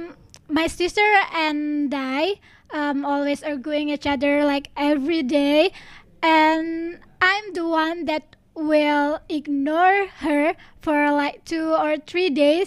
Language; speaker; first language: English; non-native, learner; Indonesian